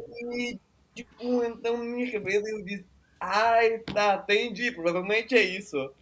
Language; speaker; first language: Portuguese; non-native, fluent; Italian